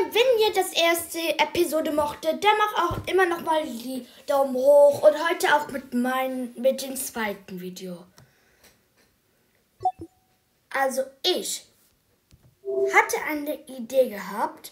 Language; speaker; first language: German; early bilingual, other home language; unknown